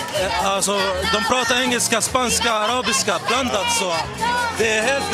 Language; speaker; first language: Swedish; non-native, fluent; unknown